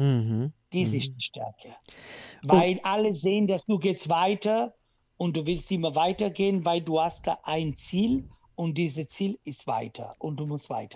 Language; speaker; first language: German; non-native, local second language; Italian